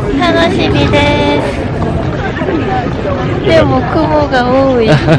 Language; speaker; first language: Japanese; non-native, fluent; Korean